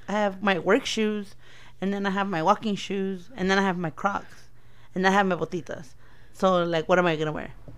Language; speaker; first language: English; early bilingual, other home language; Spanish